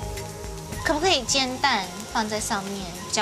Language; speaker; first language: Chinese; early bilingual, heritage; Chinese